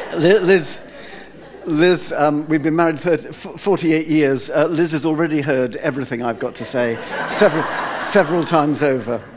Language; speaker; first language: English; native; English